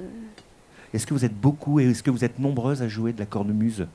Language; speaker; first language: French; native; French